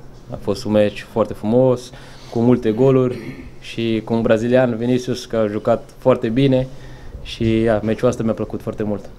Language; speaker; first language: Romanian; non-native, fluent; Portuguese